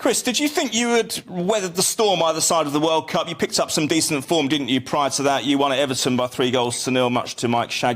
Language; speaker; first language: English; native; English